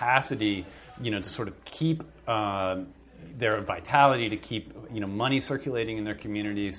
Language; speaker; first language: English; native; English